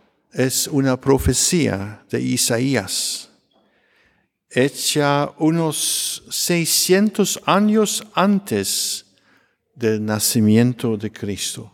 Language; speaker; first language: Spanish; non-native, fluent; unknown